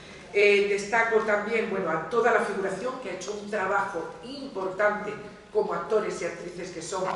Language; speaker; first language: Spanish; native; Spanish